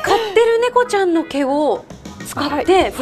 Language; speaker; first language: Japanese; native; Japanese